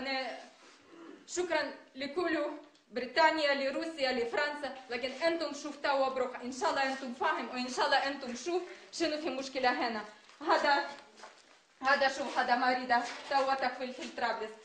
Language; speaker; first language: Arabic; non-native, learner; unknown